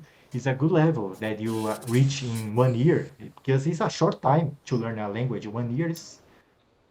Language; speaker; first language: English; non-native, fluent; Portuguese